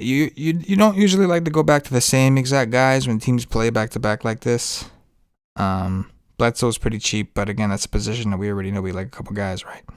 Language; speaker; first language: English; native; English